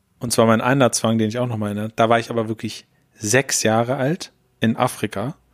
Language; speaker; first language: German; native; German